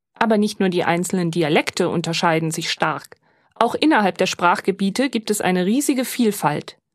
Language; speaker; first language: German; native; German